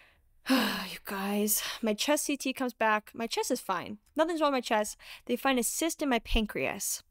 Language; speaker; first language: English; native; English